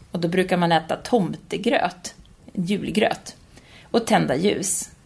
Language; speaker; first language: Swedish; native; Swedish